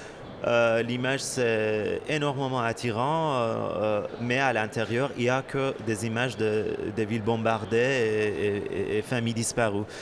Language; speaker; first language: French; non-native, fluent; Persian